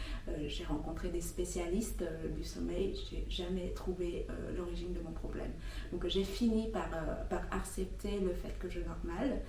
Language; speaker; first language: French; non-native, fluent; Vietnamese